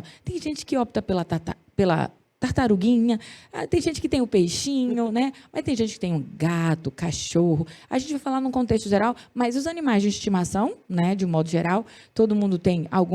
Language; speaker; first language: Portuguese; native; Portuguese